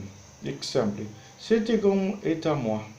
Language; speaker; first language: French; non-native, learner; Spanish